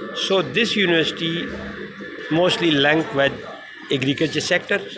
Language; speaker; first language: English; non-native, local second language; Pashto